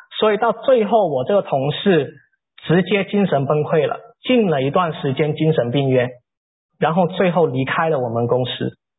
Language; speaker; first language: Chinese; native; Chinese